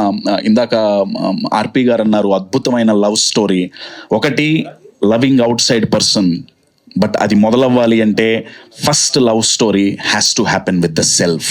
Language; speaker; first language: Telugu; native; Telugu